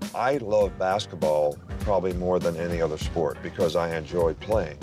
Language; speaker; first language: English; native; English